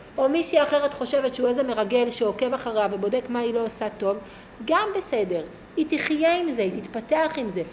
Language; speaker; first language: Hebrew; native; Hebrew